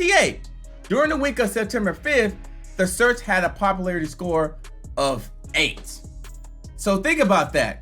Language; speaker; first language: English; native; English